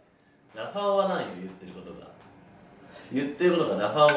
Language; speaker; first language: Japanese; native; Japanese